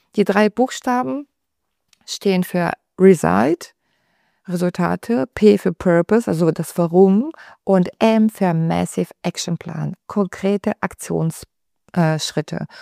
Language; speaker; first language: German; non-native, fluent; Bulgarian